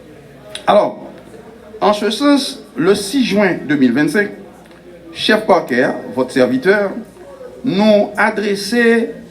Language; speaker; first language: French; non-native, local second language; Haitian Creole